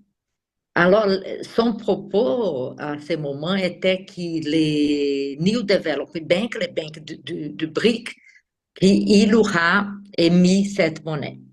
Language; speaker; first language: French; non-native, fluent; Portuguese